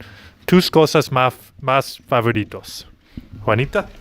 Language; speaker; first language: Spanish; non-native, fluent; English